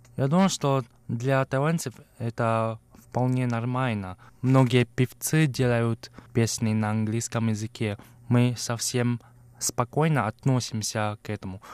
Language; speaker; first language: Russian; non-native, fluent; Chinese